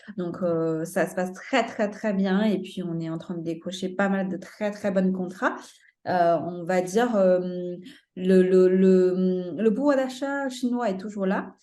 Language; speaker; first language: French; non-native, fluent; Chinese